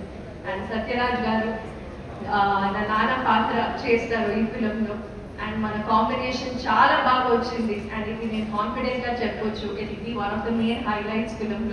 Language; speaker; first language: Telugu; non-native, learner; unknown